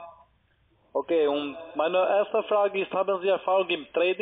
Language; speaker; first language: German; non-native, learner; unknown